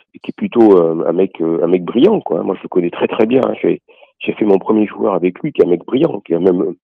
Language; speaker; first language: French; native; French